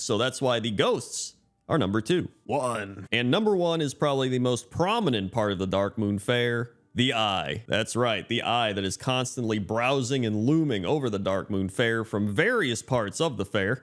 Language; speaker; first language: English; native; English